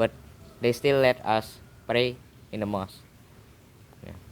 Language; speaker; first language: English; non-native, learner; Indonesian